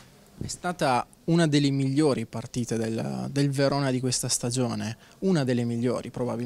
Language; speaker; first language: Italian; native; Italian